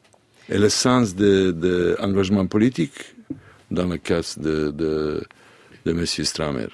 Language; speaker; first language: French; non-native, learner; Serbian